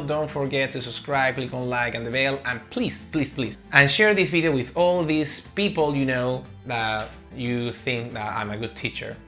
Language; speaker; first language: English; non-native, fluent; Spanish